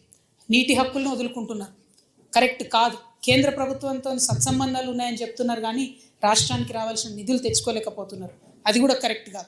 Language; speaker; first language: Telugu; native; Telugu